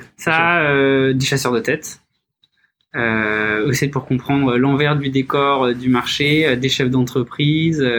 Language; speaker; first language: French; native; French